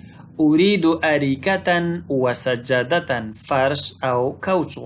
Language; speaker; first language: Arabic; non-native, fluent; Pashto